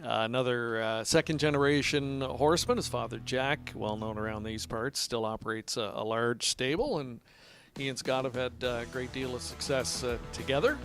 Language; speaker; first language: English; native; English